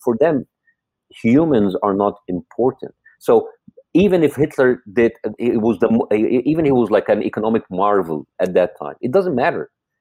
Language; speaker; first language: English; non-native, fluent; Arabic